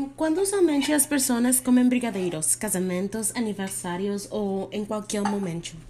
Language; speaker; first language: Portuguese; non-native, learner; Spanish